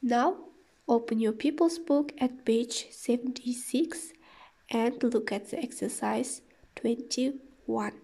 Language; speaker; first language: English; non-native, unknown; Kazakh